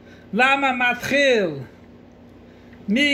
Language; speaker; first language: Hebrew; non-native, fluent; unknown